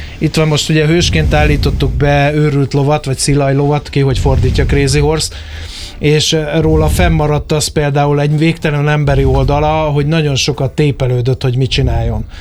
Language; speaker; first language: Hungarian; native; Hungarian